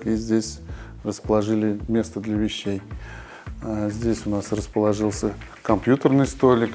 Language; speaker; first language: Russian; native; Russian